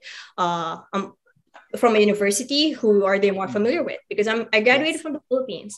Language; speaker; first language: English; non-native, local second language; Cebuano